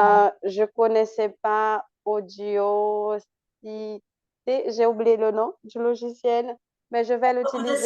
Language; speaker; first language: French; non-native, fluent; Portuguese